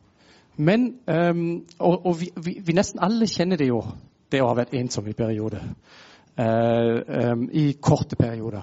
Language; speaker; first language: Norwegian; non-native, fluent; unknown